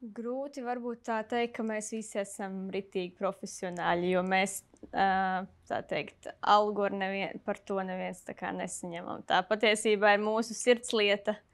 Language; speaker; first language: Latvian; native; Latvian